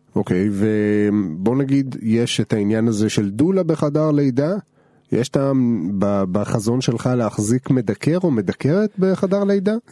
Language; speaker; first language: Hebrew; native; Hebrew